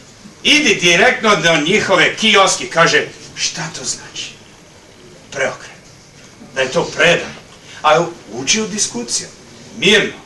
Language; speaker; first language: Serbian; early bilingual, heritage; Serbian